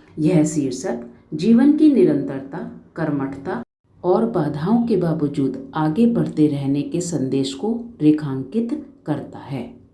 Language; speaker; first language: Hindi; native; Hindi